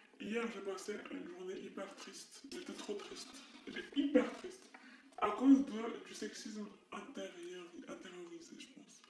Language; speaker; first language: French; non-native, local second language; Arabic